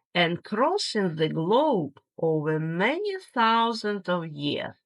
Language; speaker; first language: English; non-native, fluent; Ukrainian